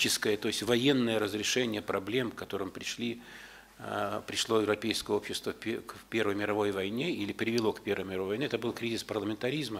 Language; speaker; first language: Russian; native; Russian